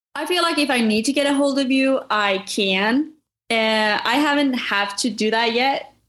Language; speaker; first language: English; non-native, fluent; Norwegian